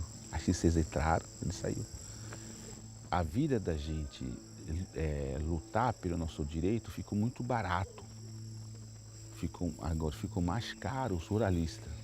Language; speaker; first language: Portuguese; non-native, local second language; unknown